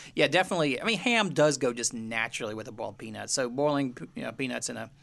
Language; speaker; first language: English; native; English